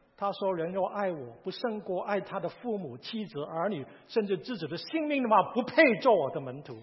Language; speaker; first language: Chinese; non-native, local second language; Cantonese